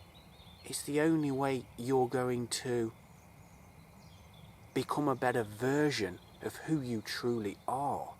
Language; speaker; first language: English; native; English